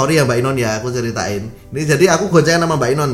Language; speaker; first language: Indonesian; native; Indonesian